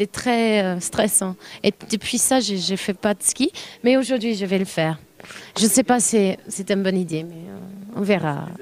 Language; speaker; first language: French; non-native, learner; English